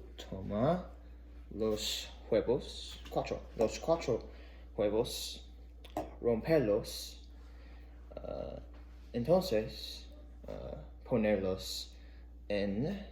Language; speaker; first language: Spanish; non-native, learner; English